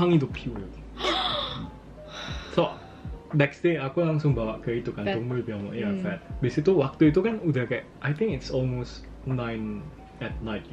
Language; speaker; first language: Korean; non-native, learner; Indonesian